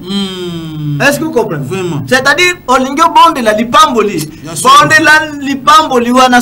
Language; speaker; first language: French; non-native, local second language; Lingala